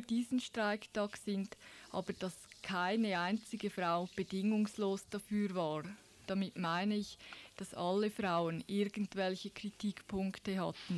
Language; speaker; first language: German; native; German